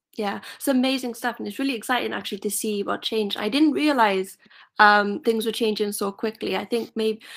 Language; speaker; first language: English; native; English